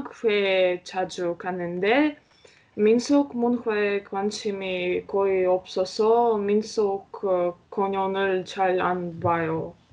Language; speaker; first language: Korean; non-native, learner; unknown